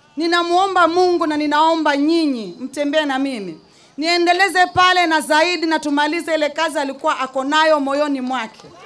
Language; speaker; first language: Swahili; native; Swahili